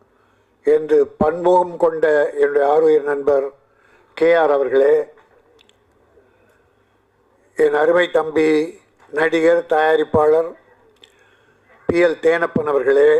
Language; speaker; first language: Tamil; native; Tamil